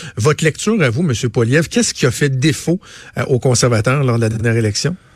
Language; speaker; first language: French; native; French